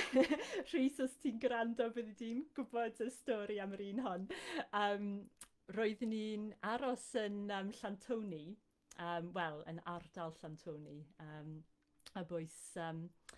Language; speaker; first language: Welsh; non-native, fluent; English